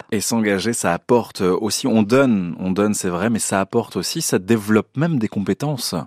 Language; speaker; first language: French; native; French